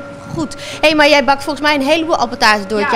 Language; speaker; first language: Dutch; native; Dutch